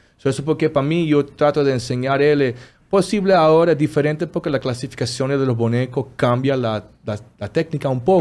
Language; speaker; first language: Spanish; non-native, learner; Portuguese